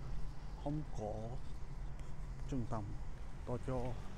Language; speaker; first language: Vietnamese; non-native, learner; Japanese